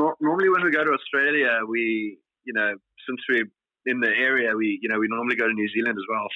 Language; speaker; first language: English; native; English